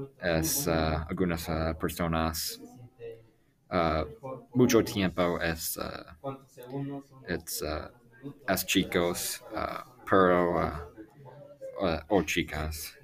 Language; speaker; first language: Spanish; non-native, learner; English